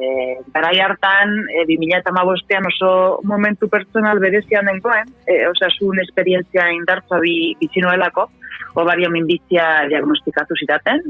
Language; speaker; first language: Basque; non-native, local second language; Spanish